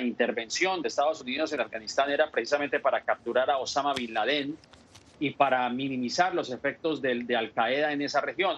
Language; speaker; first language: Spanish; native; Spanish